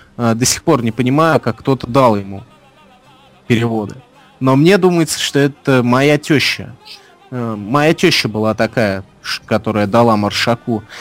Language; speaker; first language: Russian; non-native, fluent; English